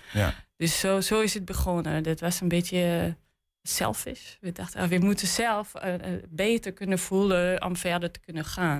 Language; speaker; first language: Dutch; non-native, learner; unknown